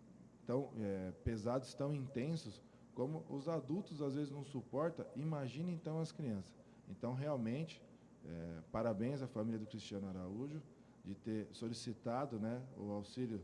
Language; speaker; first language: Portuguese; native; Portuguese